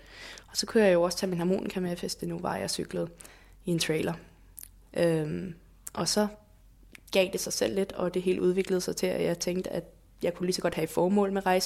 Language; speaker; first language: Danish; native; Danish